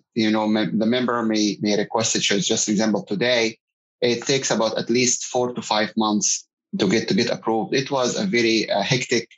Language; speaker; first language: English; non-native, fluent; Arabic